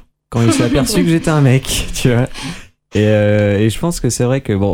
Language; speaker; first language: French; native; French